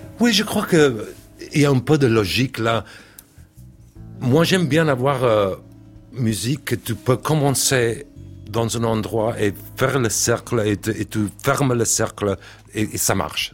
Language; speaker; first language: French; non-native, learner; English